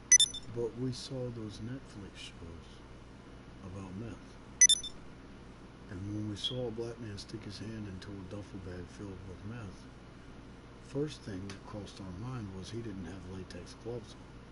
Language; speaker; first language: English; native; English